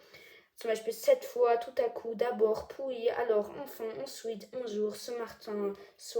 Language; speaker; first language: French; non-native, learner; German